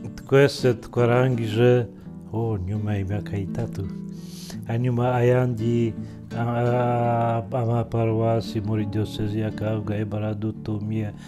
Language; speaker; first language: Kinyarwanda; non-native, fluent; Polish